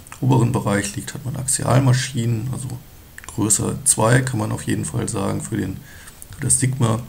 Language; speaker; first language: German; native; German